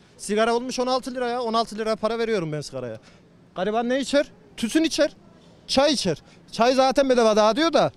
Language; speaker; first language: Turkish; native; Turkish